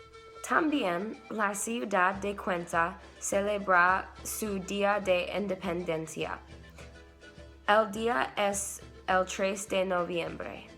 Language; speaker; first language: Spanish; non-native, learner; English